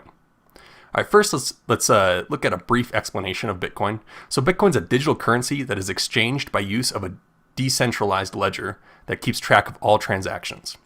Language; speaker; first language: English; native; English